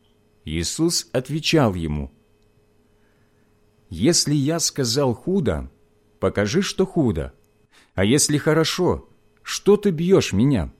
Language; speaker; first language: Russian; native; Russian